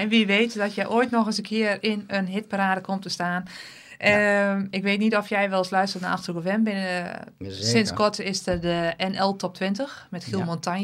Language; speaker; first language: Dutch; native; Dutch